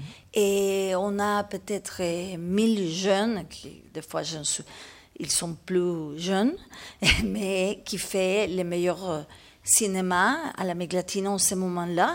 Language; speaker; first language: French; non-native, learner; Spanish